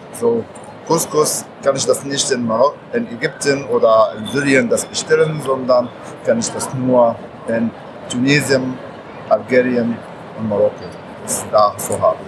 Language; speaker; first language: German; non-native, learner; Arabic